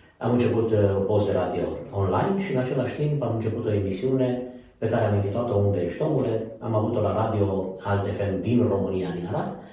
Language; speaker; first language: Romanian; native; Romanian